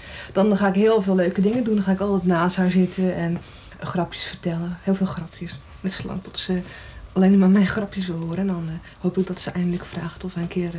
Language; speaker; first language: Dutch; native; Dutch